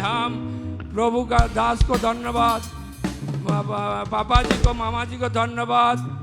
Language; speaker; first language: Hindi; non-native, local second language; Odia